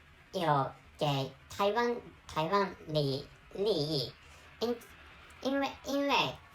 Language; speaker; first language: Chinese; non-native, learner; Japanese